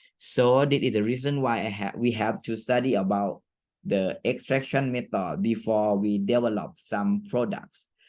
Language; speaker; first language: English; non-native, fluent; Thai